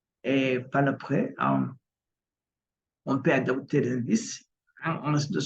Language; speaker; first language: French; non-native, local second language; Kinyarwanda